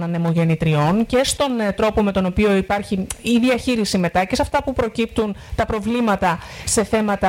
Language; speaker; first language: Greek; native; Greek